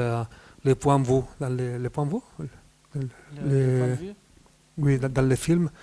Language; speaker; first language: French; non-native, fluent; Spanish